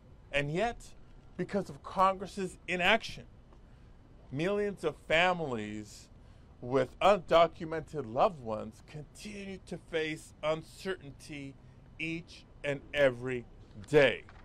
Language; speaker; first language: English; early bilingual, other home language; Spanish